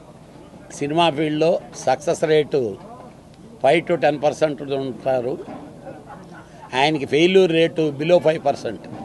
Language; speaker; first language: Telugu; native; Telugu